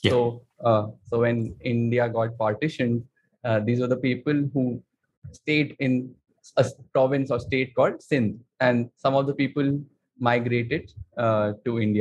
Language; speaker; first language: English; non-native, local second language; Hindi